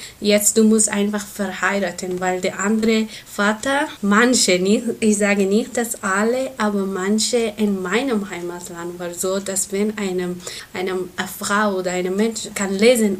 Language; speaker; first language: German; non-native, learner; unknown